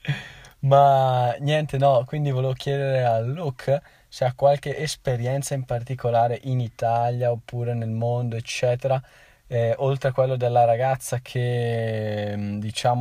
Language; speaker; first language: Italian; native; Italian